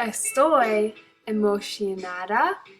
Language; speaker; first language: Spanish; non-native, learner; English